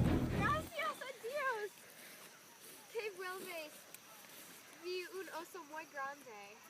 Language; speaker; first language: Spanish; non-native, learner; English